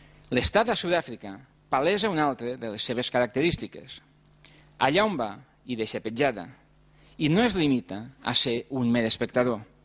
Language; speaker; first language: Catalan; native; Catalan